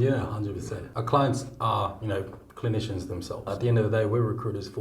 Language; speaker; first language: English; native; English